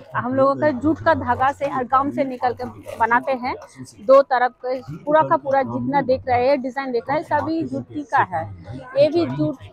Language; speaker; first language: Hindi; non-native, local second language; Bangla